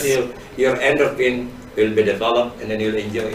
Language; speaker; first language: English; non-native, fluent; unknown